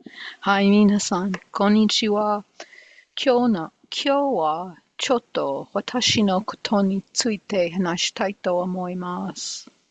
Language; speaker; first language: Japanese; non-native, learner; English